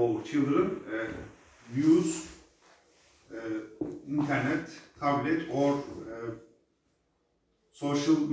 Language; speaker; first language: English; non-native, learner; Turkish